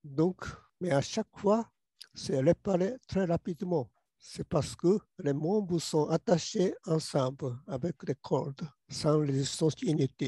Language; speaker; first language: French; non-native, learner; Japanese